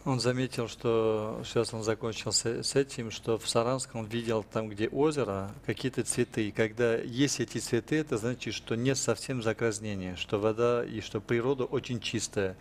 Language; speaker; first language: Russian; non-native, fluent; French